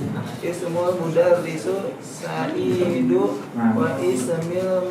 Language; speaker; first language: Arabic; non-native, learner; Indonesian